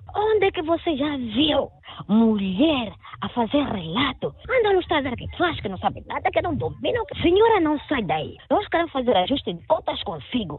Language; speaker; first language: Portuguese; non-native, local second language; Makhuwa